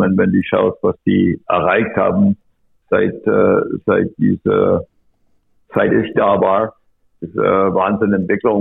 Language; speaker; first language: German; non-native, learner; English